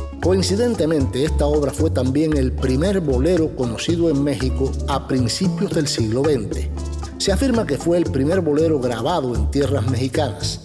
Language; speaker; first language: Spanish; native; Spanish